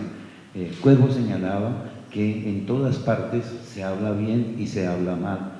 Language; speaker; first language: Spanish; native; Spanish